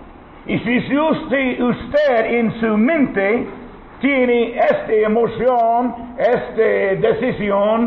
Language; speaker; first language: Spanish; non-native, learner; English